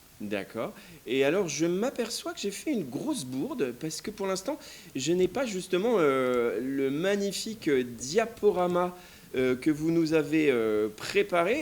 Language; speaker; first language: French; native; French